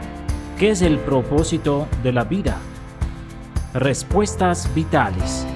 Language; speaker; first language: Spanish; native; Spanish